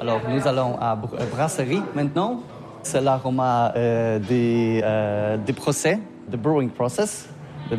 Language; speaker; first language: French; non-native, learner; Polish